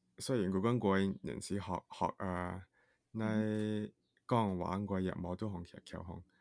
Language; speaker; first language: Cantonese; early bilingual, heritage; Cantonese